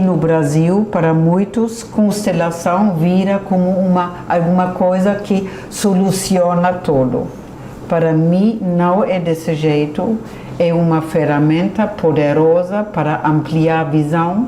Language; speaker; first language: Portuguese; non-native, fluent; German